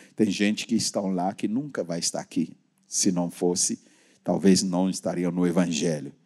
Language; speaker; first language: Portuguese; non-native, fluent; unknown